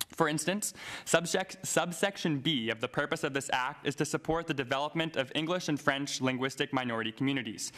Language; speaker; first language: English; native; English